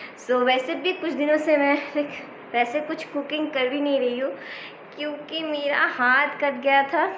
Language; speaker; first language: Hindi; non-native, local second language; Bangla